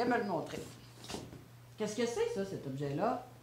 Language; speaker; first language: French; native; French